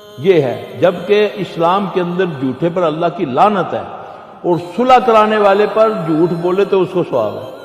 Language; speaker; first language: Urdu; non-native, local second language; Punjabi